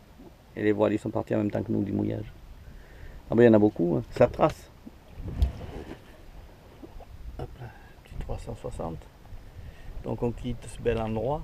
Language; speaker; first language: French; native; French